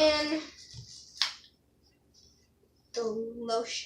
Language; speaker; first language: English; native; English